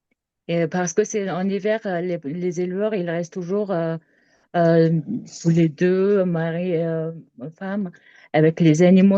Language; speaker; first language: French; non-native, learner; Mongolian